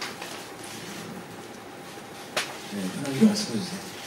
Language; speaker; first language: Korean; native; Korean